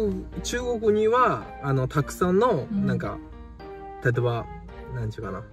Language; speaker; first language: Japanese; non-native, fluent; Chinese